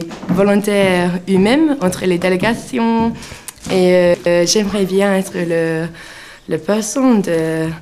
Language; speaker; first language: French; non-native, fluent; English